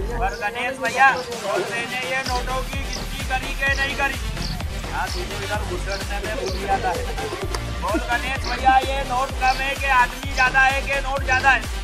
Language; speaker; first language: Hindi; non-native, local second language; Bangla